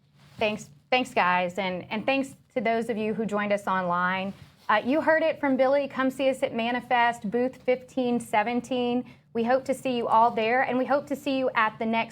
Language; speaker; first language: English; native; English